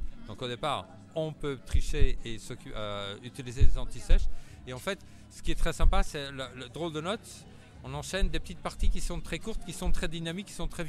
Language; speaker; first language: French; native; French